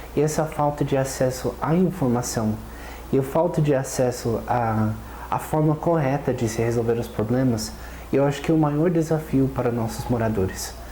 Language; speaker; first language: Portuguese; non-native, fluent; English